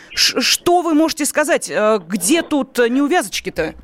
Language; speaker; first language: Russian; native; Russian